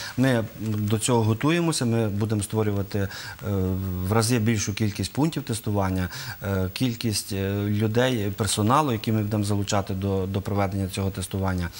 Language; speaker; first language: Ukrainian; native; Ukrainian